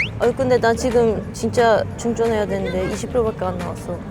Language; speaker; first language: Korean; non-native, fluent; Dutch